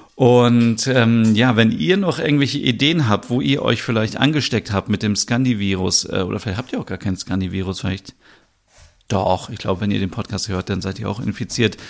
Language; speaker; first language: German; native; German